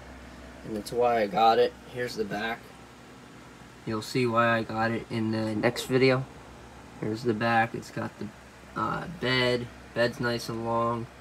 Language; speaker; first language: English; native; English